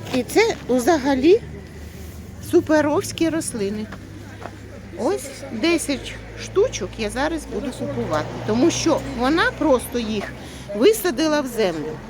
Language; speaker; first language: Ukrainian; native; Ukrainian